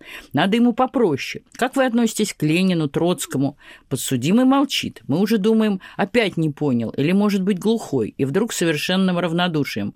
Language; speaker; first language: Russian; native; Russian